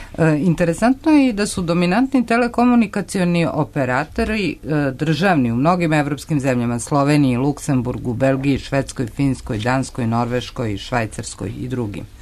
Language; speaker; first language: Serbian; native; Serbian